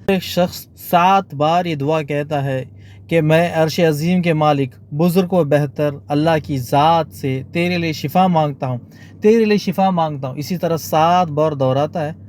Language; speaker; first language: Urdu; native; Urdu